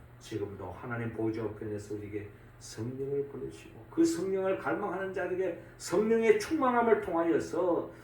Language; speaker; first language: Korean; native; Korean